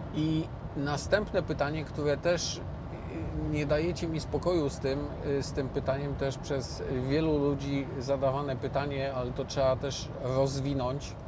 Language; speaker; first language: Polish; native; Polish